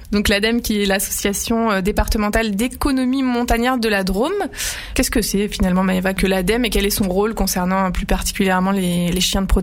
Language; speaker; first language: French; native; French